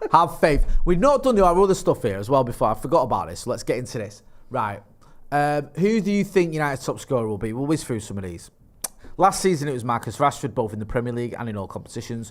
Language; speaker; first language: English; native; English